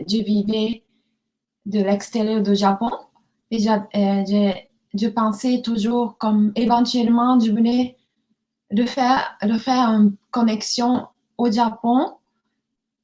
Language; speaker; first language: French; non-native, learner; Japanese